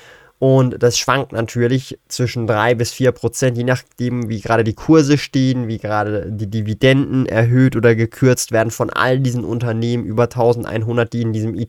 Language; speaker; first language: German; native; German